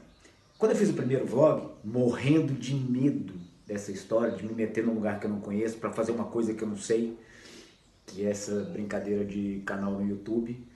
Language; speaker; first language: Portuguese; native; Portuguese